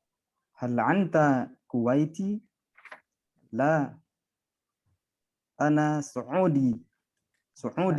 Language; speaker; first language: Arabic; non-native, learner; Indonesian